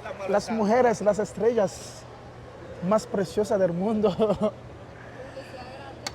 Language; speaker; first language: Spanish; non-native, learner; Haitian Creole